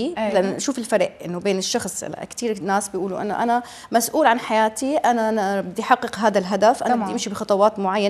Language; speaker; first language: Arabic; native; Arabic